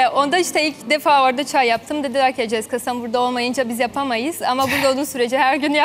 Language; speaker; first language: Turkish; non-native, fluent; Portuguese